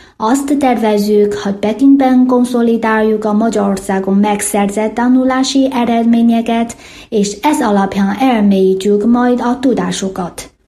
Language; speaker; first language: Hungarian; non-native, fluent; Chinese